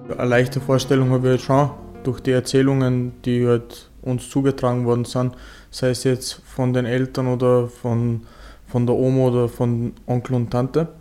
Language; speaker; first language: German; native; German